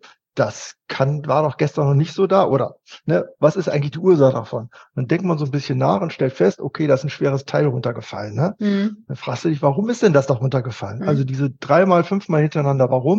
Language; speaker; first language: German; native; German